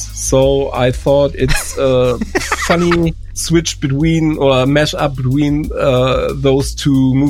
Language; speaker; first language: English; non-native, fluent; German